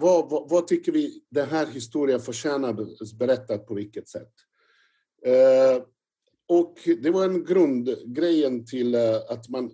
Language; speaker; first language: Swedish; non-native, fluent; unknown